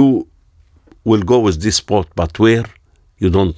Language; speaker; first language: English; non-native, learner; Arabic